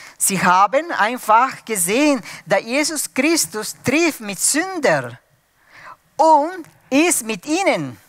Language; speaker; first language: German; non-native, fluent; Spanish